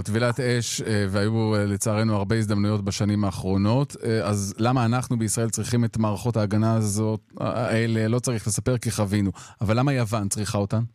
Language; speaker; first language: Hebrew; native; Hebrew